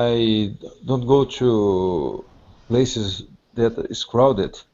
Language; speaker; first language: English; non-native, learner; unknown